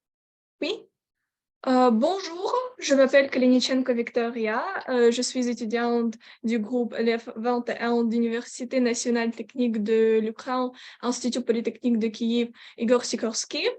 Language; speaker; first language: French; non-native, learner; Ukrainian